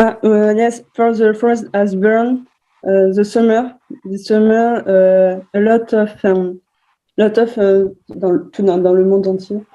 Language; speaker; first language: English; non-native, learner; French